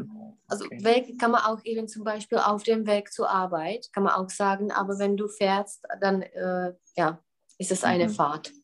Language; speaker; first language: German; non-native, fluent; Czech